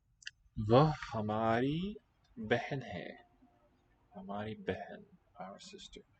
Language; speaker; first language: Hindi; non-native, learner; English